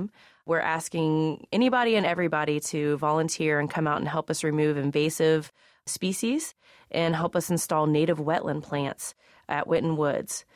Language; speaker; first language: English; native; English